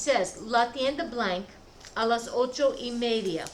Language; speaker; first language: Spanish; non-native, fluent; English